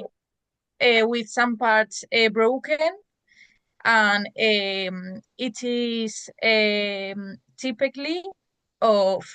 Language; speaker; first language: English; non-native, learner; Spanish